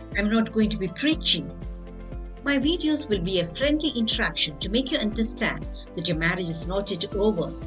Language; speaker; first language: English; non-native, local second language; Tamil